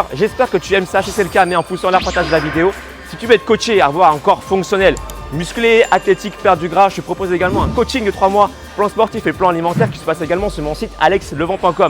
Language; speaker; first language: French; native; French